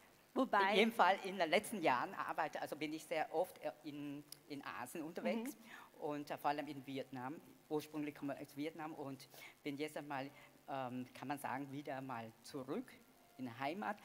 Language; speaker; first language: German; non-native, fluent; Vietnamese